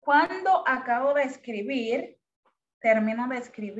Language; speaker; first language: Spanish; non-native, fluent; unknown